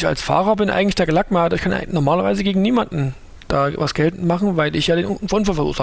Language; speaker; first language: German; native; German